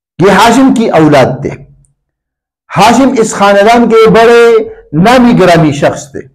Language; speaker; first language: Urdu; non-native, local second language; Pashto